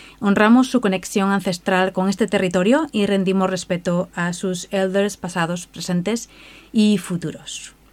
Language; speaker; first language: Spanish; native; Spanish